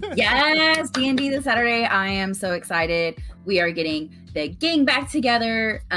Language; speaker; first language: English; native; English